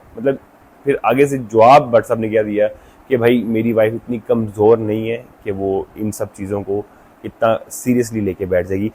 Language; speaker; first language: Urdu; non-native, local second language; Punjabi